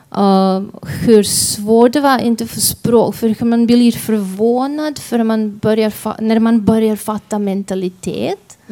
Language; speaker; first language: Swedish; non-native, fluent; Croatian